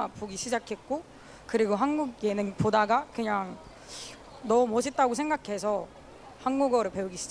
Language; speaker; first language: Korean; non-native, learner; English